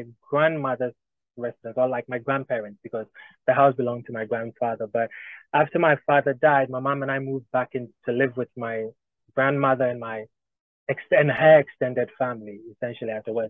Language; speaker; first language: English; non-native, local second language; Ga